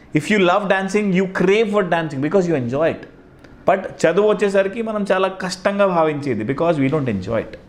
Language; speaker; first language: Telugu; non-native, local second language; Hindi